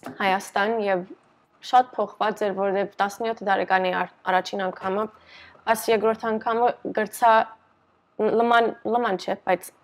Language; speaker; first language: Armenian; early bilingual, heritage; Armenian